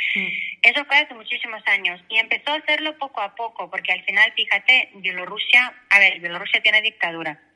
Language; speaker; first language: Spanish; non-native, fluent; Russian